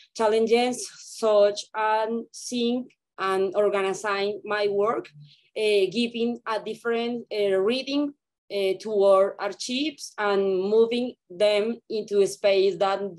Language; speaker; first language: English; non-native, learner; Spanish